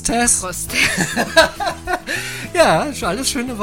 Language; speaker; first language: German; native; German